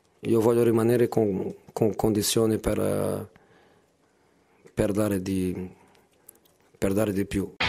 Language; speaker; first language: Italian; non-native, fluent; Portuguese